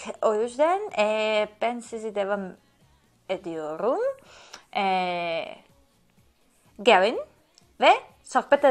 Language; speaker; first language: Turkish; non-native, learner; Bosnian